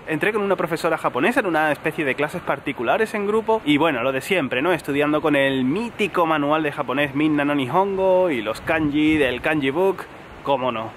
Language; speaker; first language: Spanish; native; Spanish